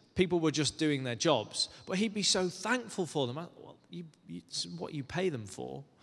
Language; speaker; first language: English; native; English